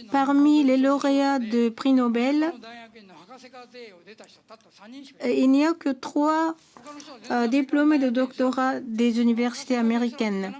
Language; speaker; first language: French; non-native, fluent; Japanese